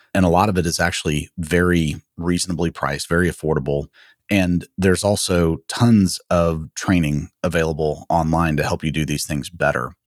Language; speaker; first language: English; native; English